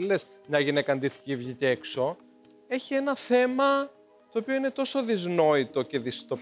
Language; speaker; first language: Greek; native; Greek